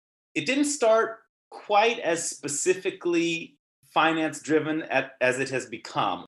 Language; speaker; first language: English; native; English